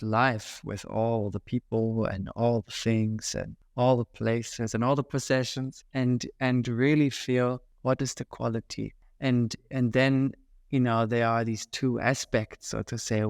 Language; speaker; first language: English; non-native, fluent; German